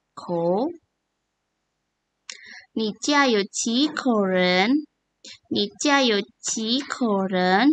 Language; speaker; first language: Chinese; non-native, fluent; Indonesian